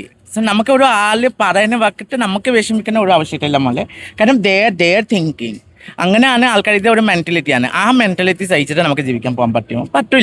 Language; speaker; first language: Malayalam; non-native, fluent; Assamese